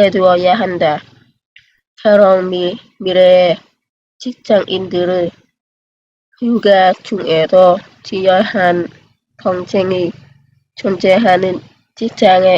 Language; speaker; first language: Korean; non-native, learner; Vietnamese